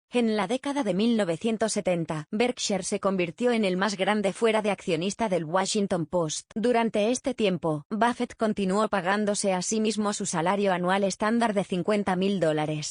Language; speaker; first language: Spanish; native; Spanish